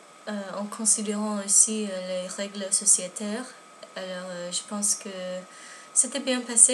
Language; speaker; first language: French; non-native, learner; English